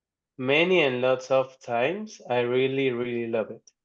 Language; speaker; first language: English; non-native, learner; Spanish